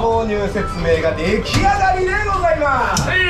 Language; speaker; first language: Japanese; native; Japanese